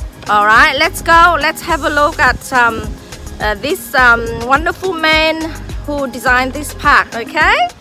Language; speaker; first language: English; non-native, fluent; Vietnamese